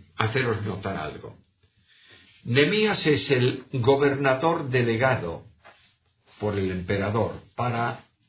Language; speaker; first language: Spanish; non-native, local second language; Galician